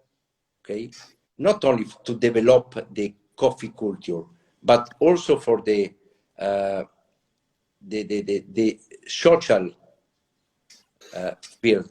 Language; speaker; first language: English; non-native, learner; Italian